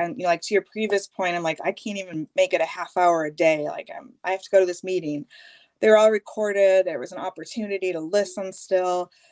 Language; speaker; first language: English; native; English